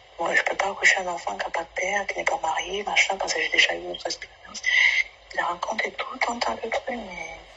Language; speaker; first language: French; non-native, local second language; Basaa